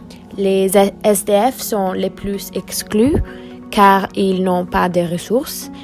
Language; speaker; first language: French; non-native, fluent; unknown